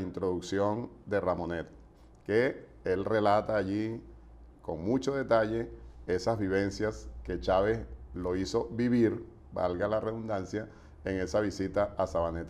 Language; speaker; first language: Spanish; native; Spanish